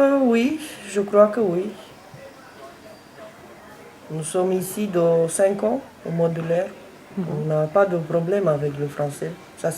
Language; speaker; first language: French; non-native, learner; Romanian